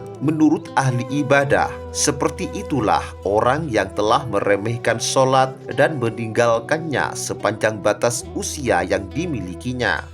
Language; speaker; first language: Indonesian; native; Indonesian